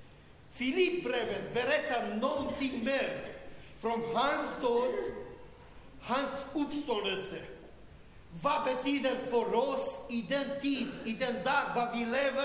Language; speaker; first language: Swedish; non-native, learner; Romanian